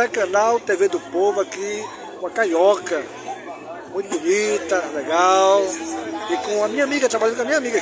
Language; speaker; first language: Portuguese; native; Portuguese